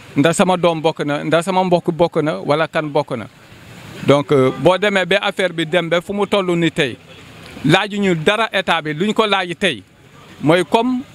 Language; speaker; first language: Wolof; non-native, local second language; Jola-Fonyi